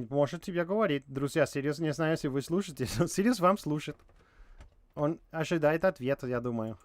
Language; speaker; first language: Russian; non-native, learner; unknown